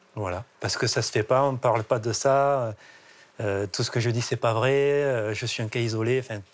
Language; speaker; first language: French; native; French